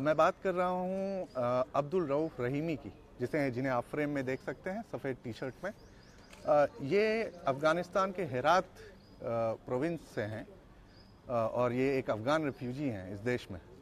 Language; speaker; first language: Hindi; native; Hindi